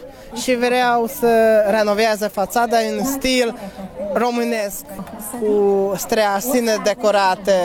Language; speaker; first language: Romanian; non-native, learner; Hungarian